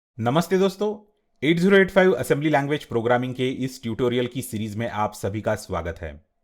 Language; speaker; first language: Hindi; non-native, local second language; Marathi